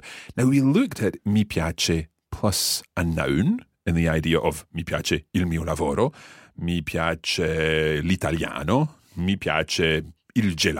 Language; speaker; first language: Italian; non-native, fluent; English